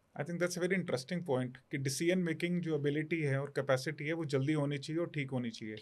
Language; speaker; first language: Hindi; native; Hindi